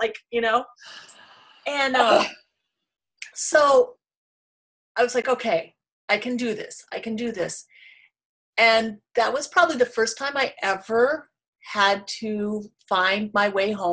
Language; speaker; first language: English; native; English